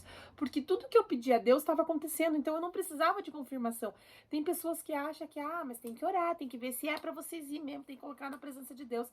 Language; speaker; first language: Portuguese; native; Portuguese